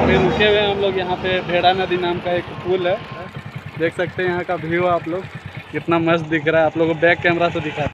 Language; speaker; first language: Hindi; native; Hindi